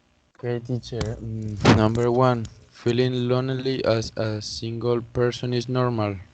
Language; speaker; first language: English; non-native, learner; Spanish